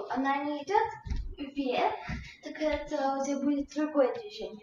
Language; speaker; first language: Russian; early bilingual, heritage; Russian